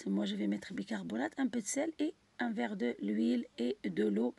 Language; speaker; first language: French; non-native, local second language; Arabic